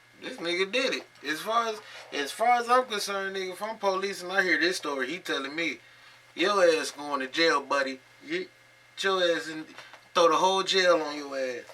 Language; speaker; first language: English; native; English